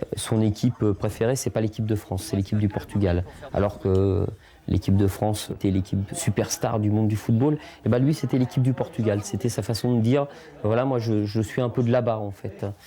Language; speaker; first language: French; early bilingual, other home language; Portuguese